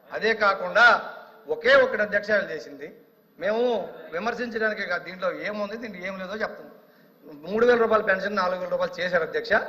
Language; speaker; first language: Telugu; native; Telugu